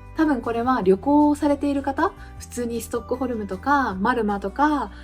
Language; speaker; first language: Japanese; native; Japanese